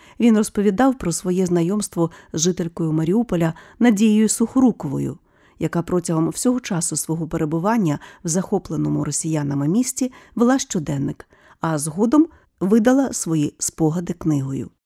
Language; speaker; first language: Ukrainian; native; Ukrainian